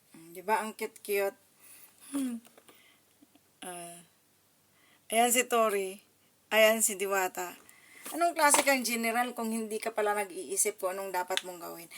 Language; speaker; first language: Filipino; non-native, local second language; Cebuano